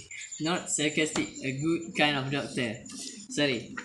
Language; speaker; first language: English; non-native, learner; Malay